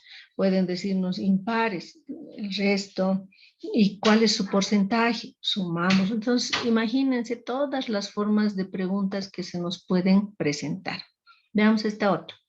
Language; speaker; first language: Spanish; native; Spanish